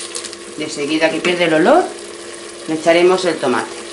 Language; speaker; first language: Spanish; native; Spanish